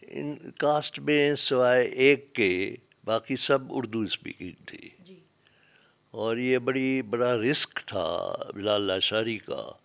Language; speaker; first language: Urdu; non-native, local second language; Sindhi